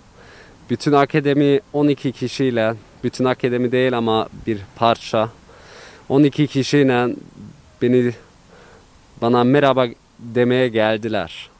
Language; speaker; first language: Turkish; early bilingual, heritage; Turkish